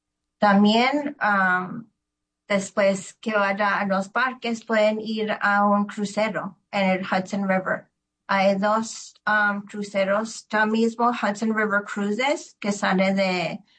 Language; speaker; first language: Spanish; early bilingual, heritage; Spanish